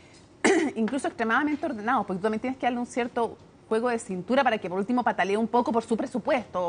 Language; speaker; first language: Spanish; native; Spanish